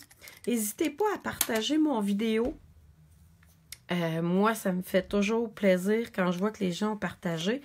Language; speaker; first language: French; native; French